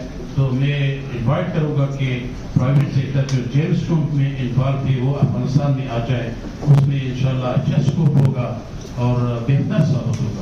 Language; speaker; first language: Hindi; non-native, fluent; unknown